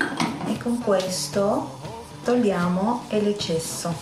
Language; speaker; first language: Italian; non-native, fluent; Spanish